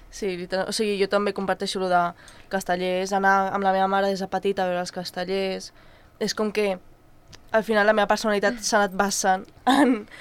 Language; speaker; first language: Catalan; non-native, local second language; Spanish